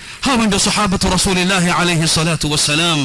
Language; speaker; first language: Swahili; native; Swahili